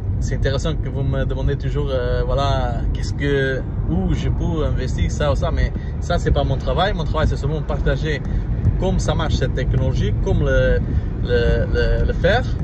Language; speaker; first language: French; non-native, learner; Portuguese